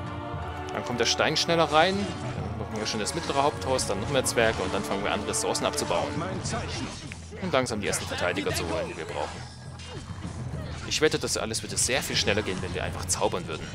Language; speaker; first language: German; native; German